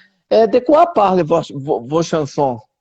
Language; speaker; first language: French; non-native, learner; Portuguese